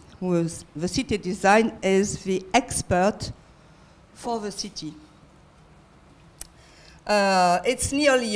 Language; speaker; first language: English; non-native, fluent; French